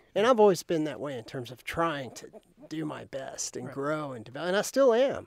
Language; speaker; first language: English; native; English